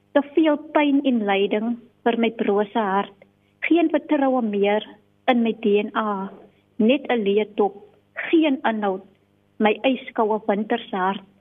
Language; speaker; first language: Afrikaans; native; Afrikaans